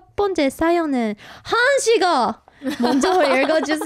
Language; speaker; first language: Korean; non-native, fluent; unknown